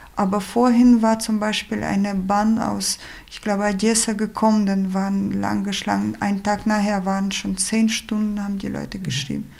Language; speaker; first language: German; non-native, fluent; Ukrainian